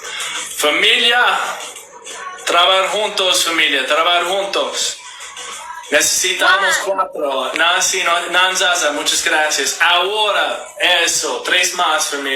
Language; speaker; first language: Spanish; non-native, learner; English